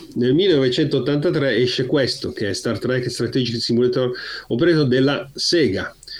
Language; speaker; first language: Italian; native; Italian